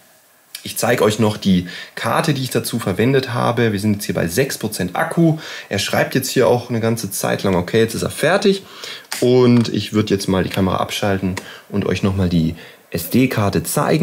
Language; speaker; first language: German; native; German